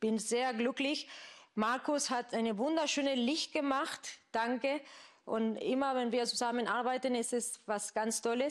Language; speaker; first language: German; non-native, fluent; Spanish